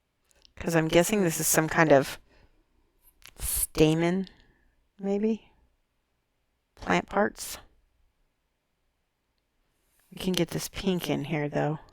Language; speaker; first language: English; native; English